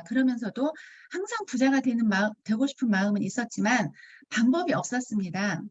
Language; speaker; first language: Korean; native; Korean